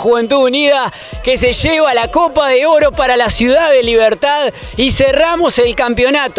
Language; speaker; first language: Spanish; native; Spanish